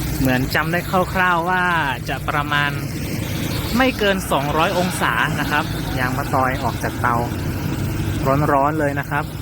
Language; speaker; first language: Thai; native; Thai